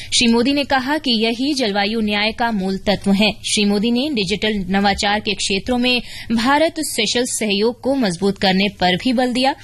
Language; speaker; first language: Hindi; native; Hindi